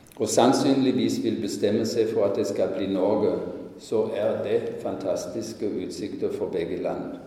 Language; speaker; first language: Norwegian; non-native, fluent; German